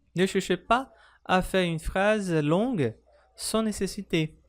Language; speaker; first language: French; non-native, fluent; Portuguese